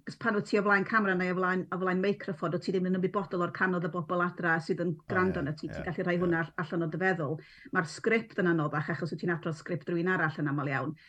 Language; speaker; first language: Welsh; non-native, local second language; English